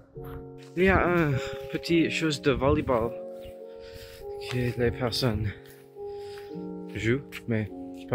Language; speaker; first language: French; non-native, local second language; English